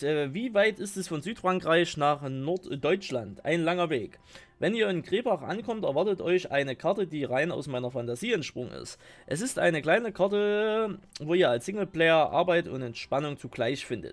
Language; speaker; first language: German; native; German